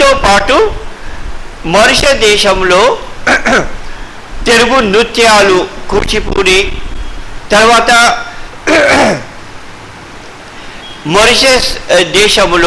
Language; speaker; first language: Telugu; early bilingual, heritage; Telugu